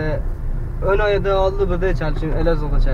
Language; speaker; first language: Turkish; non-native, learner; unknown